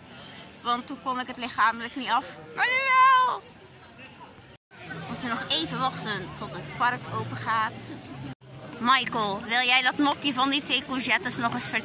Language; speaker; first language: Dutch; native; Dutch